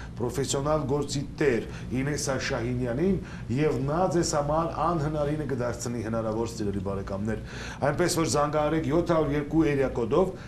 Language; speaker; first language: Armenian; native; Armenian